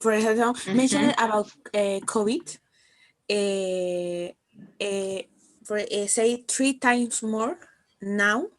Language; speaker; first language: English; non-native, learner; Spanish